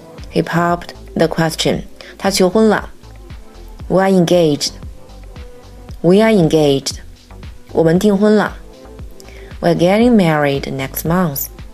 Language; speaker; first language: English; non-native, fluent; Chinese